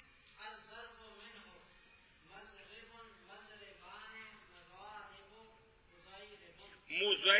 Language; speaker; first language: Arabic; non-native, learner; Punjabi